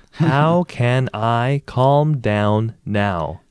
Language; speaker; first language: English; native; English